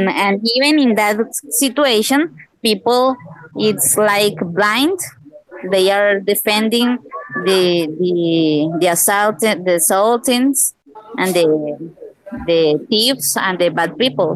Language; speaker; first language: English; non-native, learner; Spanish